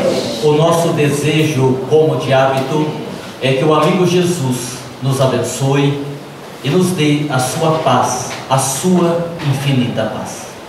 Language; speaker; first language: Portuguese; native; Portuguese